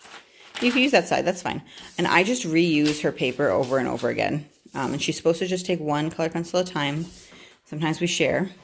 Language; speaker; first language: English; native; English